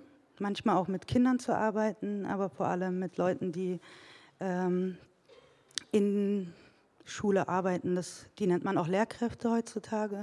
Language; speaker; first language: German; early bilingual, other home language; Turkish